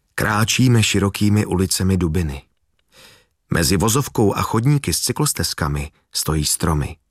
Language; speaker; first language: Czech; native; Czech